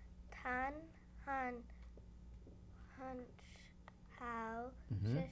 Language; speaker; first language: Chinese; non-native, learner; English